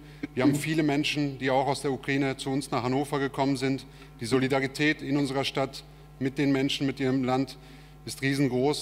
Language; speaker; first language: German; native; German